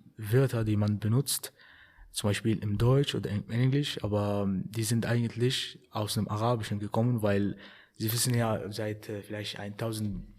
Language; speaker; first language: German; early bilingual, other home language; Arabic